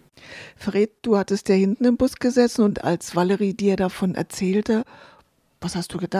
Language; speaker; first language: German; native; German